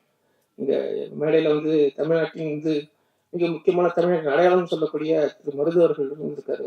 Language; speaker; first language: Tamil; native; Tamil